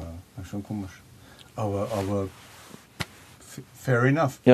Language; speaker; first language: German; native; German